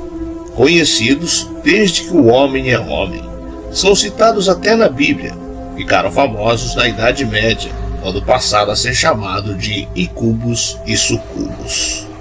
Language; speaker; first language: Portuguese; native; Portuguese